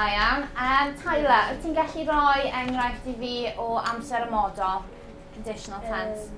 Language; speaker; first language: Welsh; non-native, local second language; English